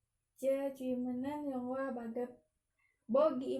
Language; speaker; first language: Korean; non-native, learner; Indonesian